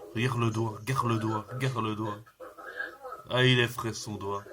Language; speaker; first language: French; native; French